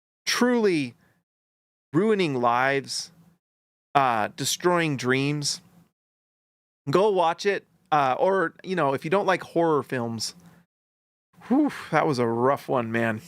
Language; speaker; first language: English; native; English